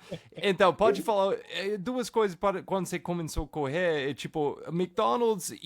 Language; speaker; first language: Portuguese; non-native, fluent; English